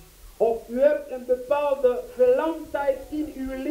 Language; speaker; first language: Dutch; non-native, fluent; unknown